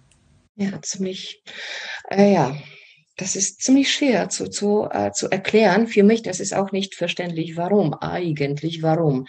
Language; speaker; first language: German; non-native, fluent; Polish